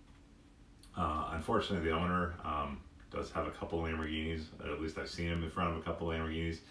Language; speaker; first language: English; native; English